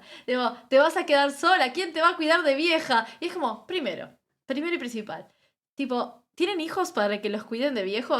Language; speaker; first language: Spanish; native; Spanish